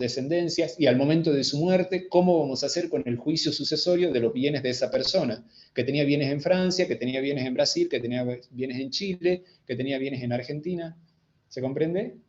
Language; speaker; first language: Spanish; native; Spanish